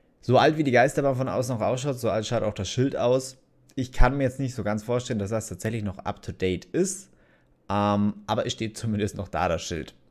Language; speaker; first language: German; native; German